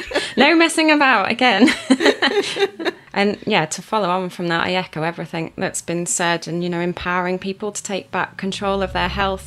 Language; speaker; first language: English; native; English